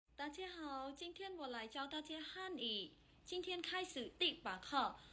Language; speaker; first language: Chinese; non-native, fluent; Khmer